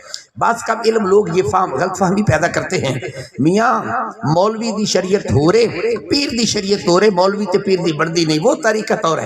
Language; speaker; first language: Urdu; non-native, local second language; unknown